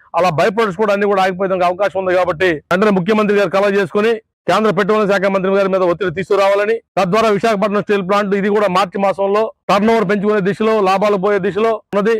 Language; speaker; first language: Telugu; native; Telugu